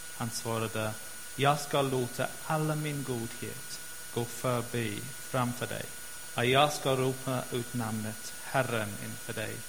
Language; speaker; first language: Swedish; non-native, fluent; English